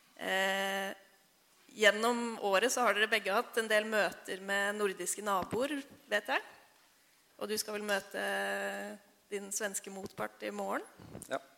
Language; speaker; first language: Norwegian; native; Norwegian